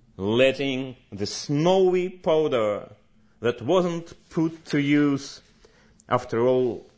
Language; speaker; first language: English; non-native, fluent; Russian